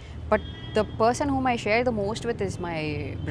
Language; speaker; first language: Telugu; non-native, learner; Tamil